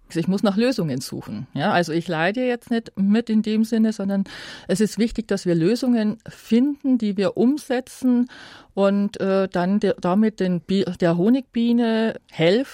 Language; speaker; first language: German; native; German